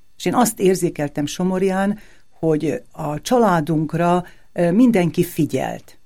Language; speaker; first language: Hungarian; native; Hungarian